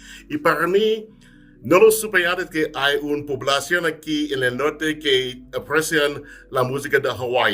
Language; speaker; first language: Spanish; non-native, fluent; English